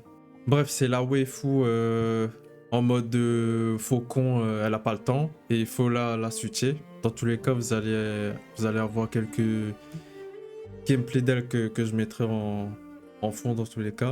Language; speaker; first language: French; native; French